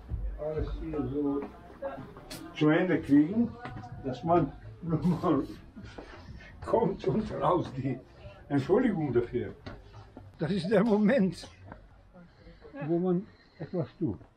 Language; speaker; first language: German; non-native, fluent; Bosnian